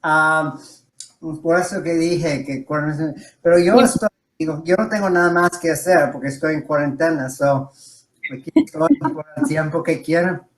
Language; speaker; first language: Spanish; non-native, fluent; English